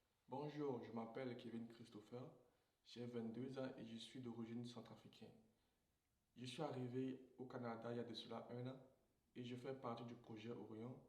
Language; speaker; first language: French; non-native, local second language; Sango